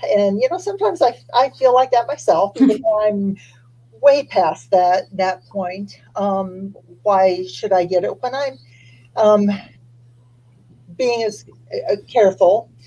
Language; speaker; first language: English; early bilingual, other home language; Spanish